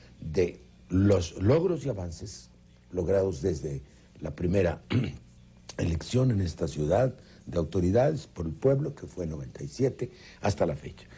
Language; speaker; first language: Spanish; native; Spanish